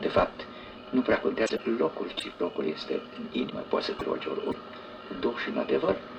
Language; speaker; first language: Romanian; native; Romanian